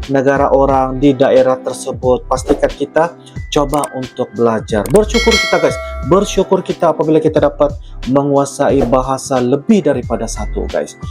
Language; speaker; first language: Malay; native; Malay